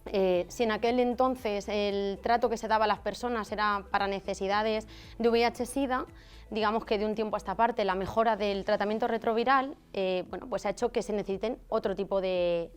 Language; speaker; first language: Spanish; native; Spanish